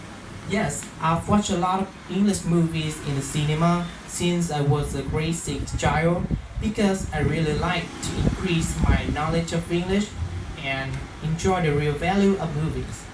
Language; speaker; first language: English; non-native, fluent; Vietnamese